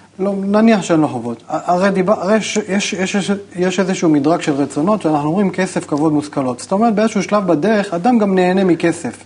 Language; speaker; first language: Hebrew; native; Hebrew